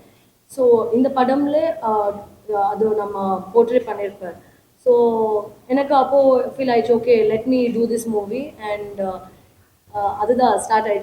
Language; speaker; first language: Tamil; non-native, learner; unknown